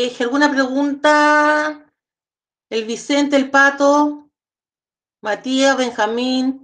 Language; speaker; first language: Spanish; native; Spanish